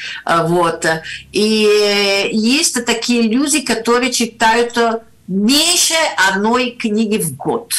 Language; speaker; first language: Russian; non-native, fluent; Italian